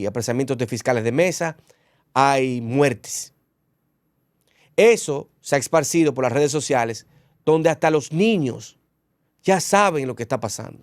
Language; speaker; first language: Spanish; native; Spanish